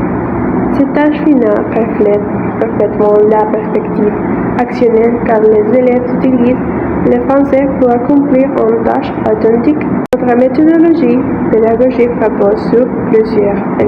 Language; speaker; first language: French; non-native, fluent; Spanish